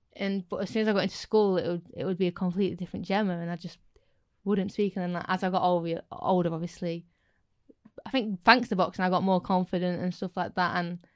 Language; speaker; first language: English; native; English